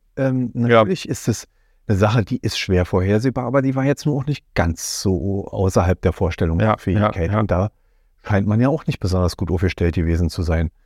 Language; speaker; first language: German; native; German